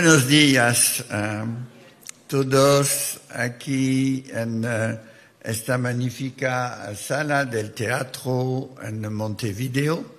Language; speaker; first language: Spanish; non-native, fluent; French